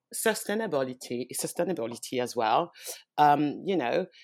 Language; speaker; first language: English; early bilingual, heritage; French